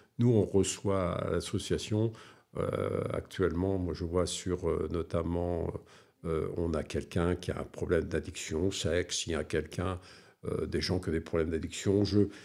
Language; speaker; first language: French; native; French